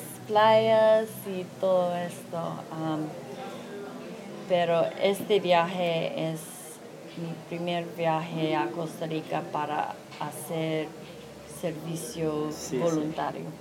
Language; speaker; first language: Spanish; non-native, learner; English